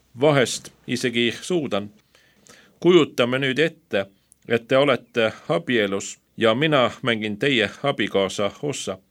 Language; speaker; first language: Estonian; non-native, fluent; Swedish